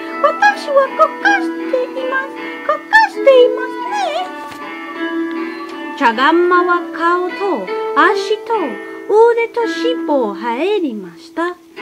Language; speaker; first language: Japanese; non-native, learner; English